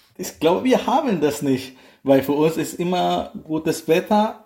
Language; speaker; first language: German; non-native, learner; Spanish